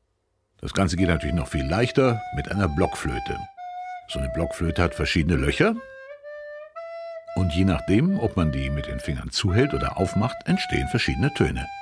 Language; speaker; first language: German; native; German